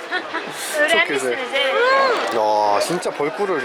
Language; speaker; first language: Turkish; non-native, learner; Korean